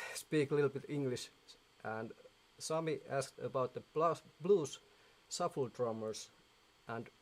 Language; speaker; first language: English; non-native, fluent; Finnish